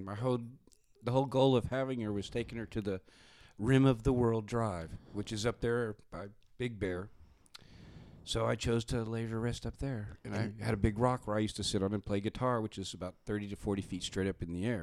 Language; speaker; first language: English; native; English